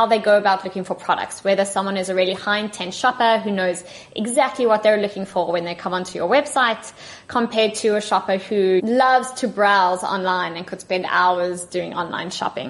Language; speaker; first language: English; native; English